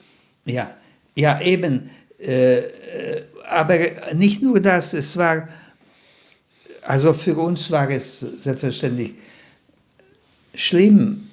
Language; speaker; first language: German; non-native, fluent; Slovak